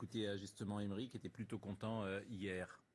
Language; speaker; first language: French; native; French